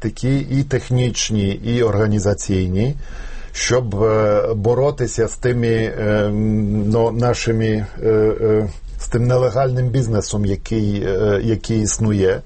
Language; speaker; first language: Ukrainian; non-native, fluent; Polish